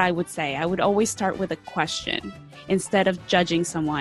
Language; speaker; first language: English; early bilingual, other home language; Spanish